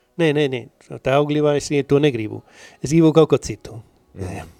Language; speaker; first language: Latvian; non-native, learner; Spanish